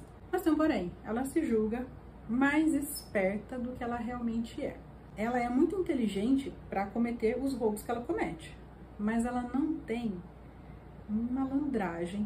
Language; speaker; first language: Portuguese; native; Portuguese